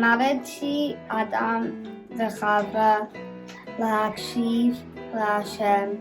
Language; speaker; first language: Hebrew; non-native, learner; English